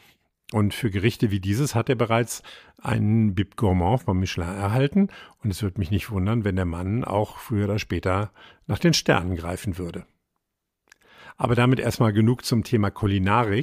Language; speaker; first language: German; native; German